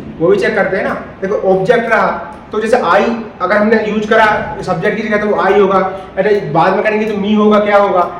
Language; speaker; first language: Hindi; native; Hindi